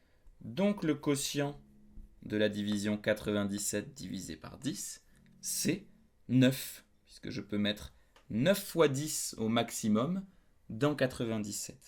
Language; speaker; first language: French; native; French